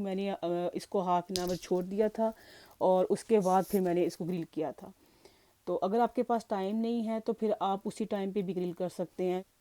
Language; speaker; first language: Urdu; native; Urdu